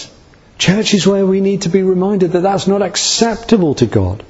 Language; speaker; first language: English; native; English